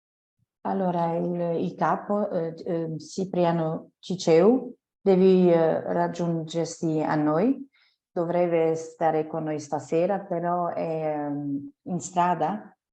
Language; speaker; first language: Italian; non-native, fluent; French